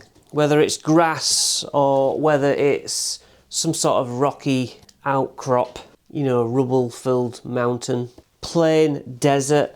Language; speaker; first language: English; native; English